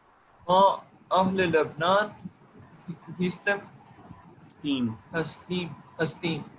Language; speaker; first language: Persian; non-native, learner; Urdu